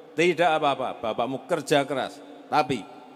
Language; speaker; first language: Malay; non-native, local second language; Javanese